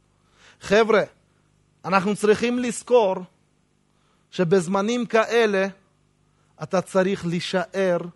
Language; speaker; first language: Hebrew; non-native, fluent; Russian